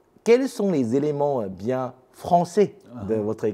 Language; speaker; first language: French; native; French